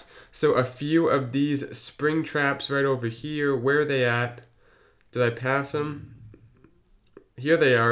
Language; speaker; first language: English; native; English